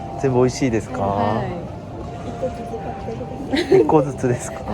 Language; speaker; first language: Japanese; non-native, learner; Korean